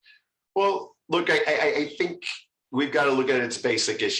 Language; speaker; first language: English; native; English